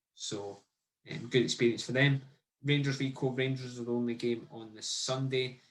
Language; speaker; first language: English; native; English